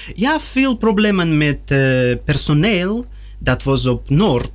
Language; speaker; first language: Dutch; non-native, learner; Russian